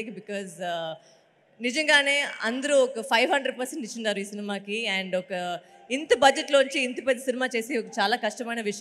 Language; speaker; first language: Telugu; non-native, fluent; Tamil